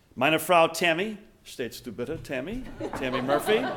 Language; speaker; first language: German; non-native, learner; English